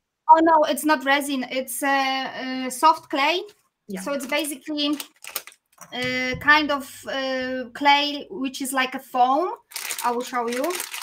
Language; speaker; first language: English; non-native, fluent; Polish